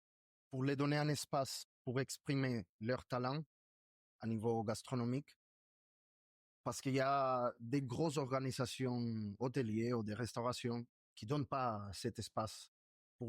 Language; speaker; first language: French; non-native, fluent; Spanish